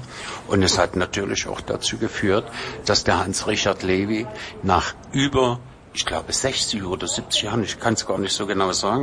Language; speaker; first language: German; native; German